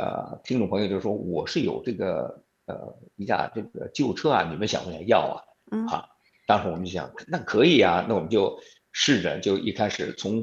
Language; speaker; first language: Chinese; native; Chinese